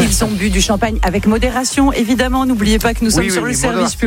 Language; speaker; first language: French; native; French